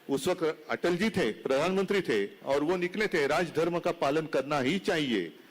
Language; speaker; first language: Hindi; non-native, local second language; Marathi